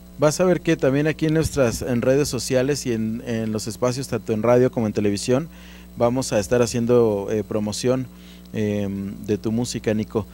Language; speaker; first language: Spanish; native; Spanish